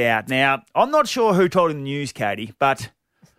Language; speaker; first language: English; native; English